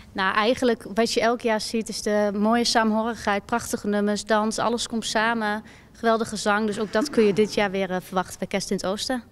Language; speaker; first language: Dutch; native; Dutch